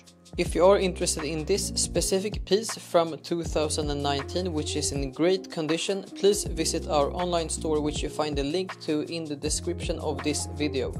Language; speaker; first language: English; non-native, fluent; Swedish